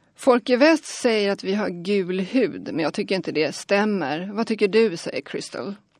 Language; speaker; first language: Swedish; native; Swedish